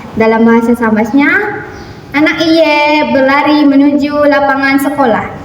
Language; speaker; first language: Indonesian; non-native, local second language; Malay